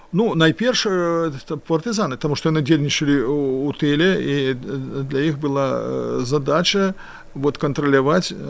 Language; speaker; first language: Belarusian; non-native, local second language; Russian